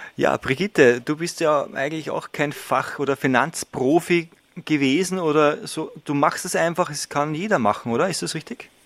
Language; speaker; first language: German; native; German